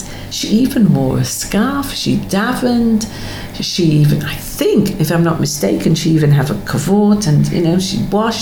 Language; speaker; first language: English; native; English